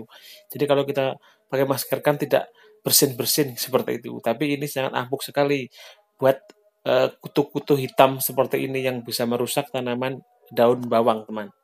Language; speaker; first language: Indonesian; native; Indonesian